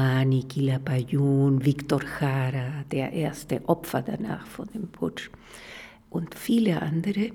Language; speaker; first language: German; non-native, fluent; Spanish